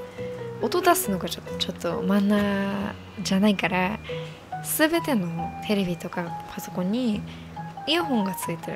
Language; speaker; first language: Japanese; non-native, fluent; English